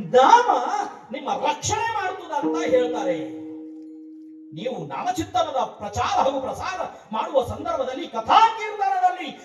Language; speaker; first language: Kannada; non-native, local second language; Marathi